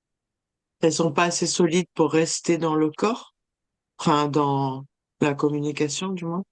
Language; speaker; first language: French; native; French